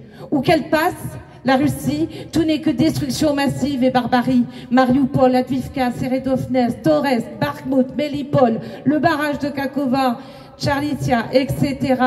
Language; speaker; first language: French; native; French